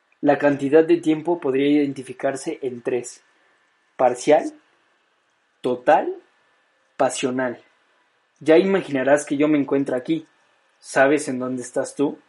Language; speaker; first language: Spanish; native; Spanish